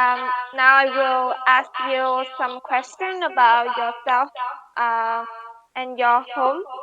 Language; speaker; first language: English; non-native, learner; Vietnamese